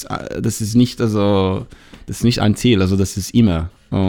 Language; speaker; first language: German; non-native, learner; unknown